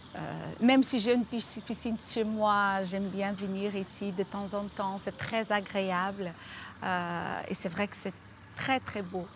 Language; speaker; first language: French; non-native, fluent; Portuguese